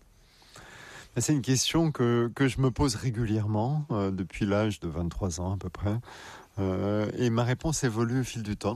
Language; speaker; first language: French; native; French